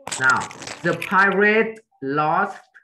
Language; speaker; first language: English; non-native, fluent; Vietnamese